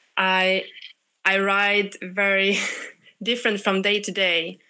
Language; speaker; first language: English; non-native, fluent; Swedish